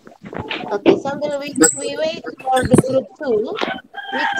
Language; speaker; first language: English; non-native, learner; Indonesian